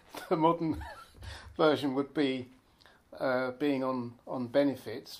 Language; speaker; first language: English; native; English